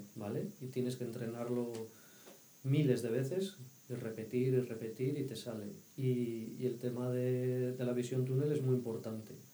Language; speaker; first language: Spanish; native; Spanish